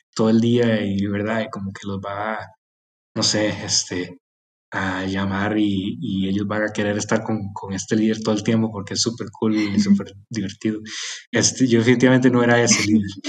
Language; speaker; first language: Spanish; native; Spanish